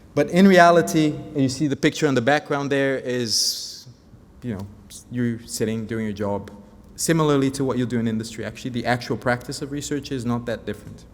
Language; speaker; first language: English; non-native, fluent; Portuguese